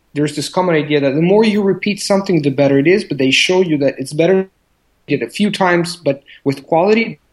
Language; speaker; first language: English; non-native, fluent; Italian